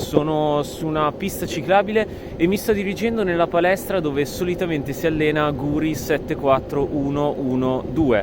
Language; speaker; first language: Italian; native; Italian